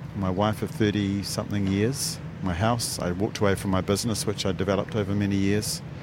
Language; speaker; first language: English; native; English